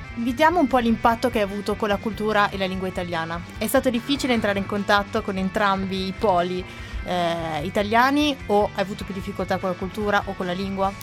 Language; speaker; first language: Italian; native; Italian